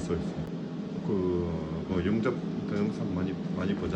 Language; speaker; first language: Korean; non-native, learner; French